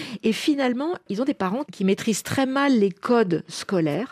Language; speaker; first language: French; native; French